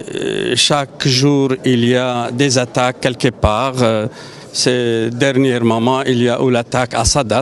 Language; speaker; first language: French; non-native, fluent; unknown